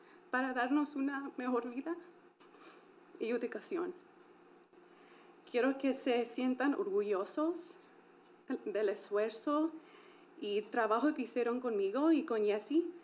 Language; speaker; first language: Spanish; early bilingual, heritage; Spanish